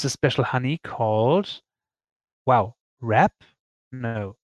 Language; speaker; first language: English; non-native, fluent; German